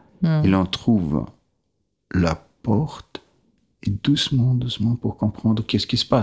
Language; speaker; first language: French; non-native, fluent; Russian